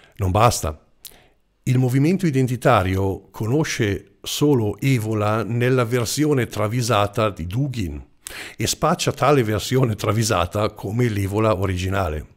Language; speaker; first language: Italian; non-native, fluent; German